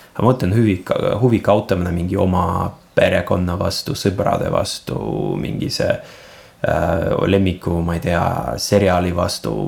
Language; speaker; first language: Estonian; non-native, local second language; Russian